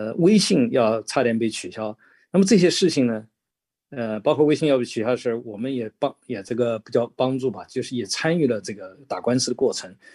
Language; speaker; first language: Chinese; native; Chinese